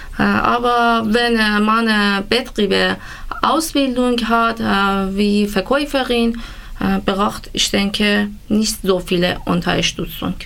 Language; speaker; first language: German; non-native, learner; Persian